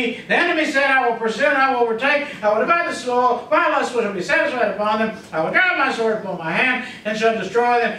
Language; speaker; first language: English; native; English